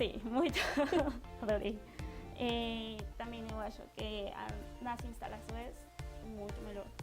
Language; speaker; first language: Portuguese; non-native, fluent; Spanish